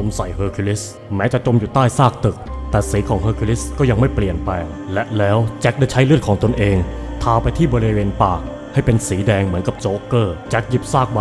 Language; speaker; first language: Thai; native; Thai